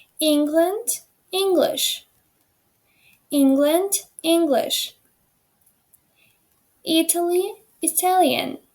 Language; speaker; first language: English; non-native, fluent; Ukrainian